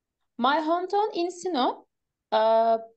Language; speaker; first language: English; non-native, learner; Turkish